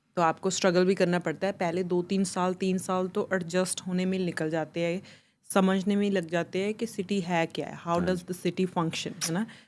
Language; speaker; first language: Hindi; non-native, local second language; Punjabi